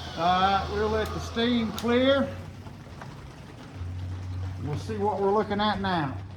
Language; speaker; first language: English; native; English